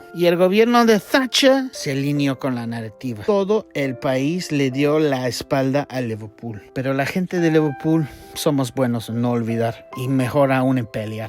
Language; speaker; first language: Spanish; non-native, fluent; English